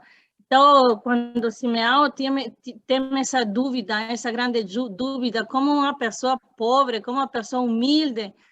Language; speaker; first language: Portuguese; non-native, fluent; Spanish